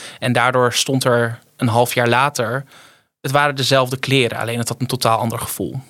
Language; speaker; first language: Dutch; native; Dutch